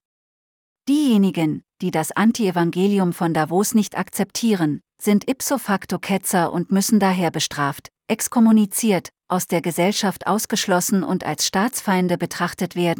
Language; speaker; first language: German; native; German